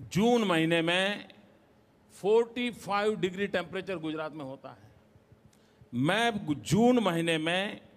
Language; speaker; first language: Hindi; non-native, local second language; Gujarati